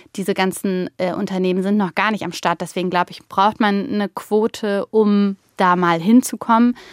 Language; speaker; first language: German; early bilingual, other home language; Bulgarian